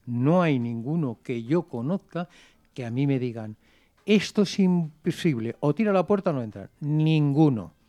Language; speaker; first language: Spanish; non-native, local second language; Catalan